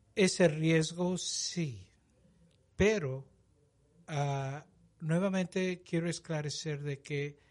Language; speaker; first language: Spanish; native; Spanish